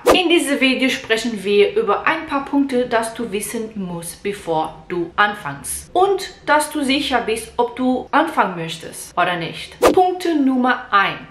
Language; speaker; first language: German; non-native, learner; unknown